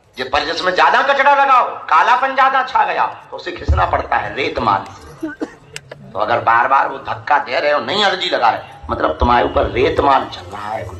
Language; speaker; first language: Hindi; native; Hindi